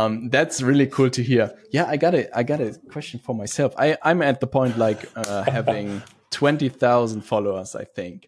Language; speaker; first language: English; non-native, fluent; German